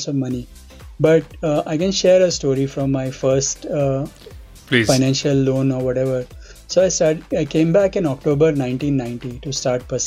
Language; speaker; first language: English; non-native, local second language; Hindi